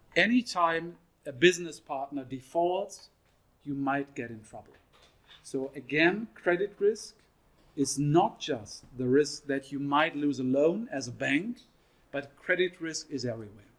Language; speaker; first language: English; non-native, fluent; German